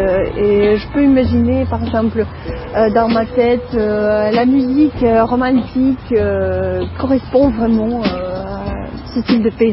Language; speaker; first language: French; non-native, fluent; Russian